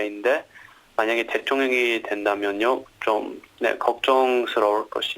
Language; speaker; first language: Korean; early bilingual, heritage; Korean